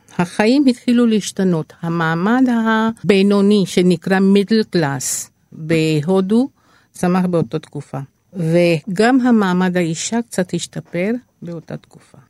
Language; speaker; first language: Hebrew; non-native, fluent; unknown